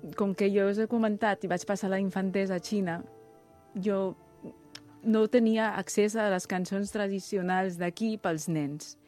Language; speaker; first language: Catalan; non-native, fluent; Chinese